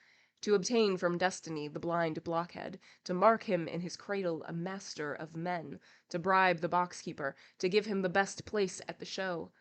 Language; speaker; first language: English; native; English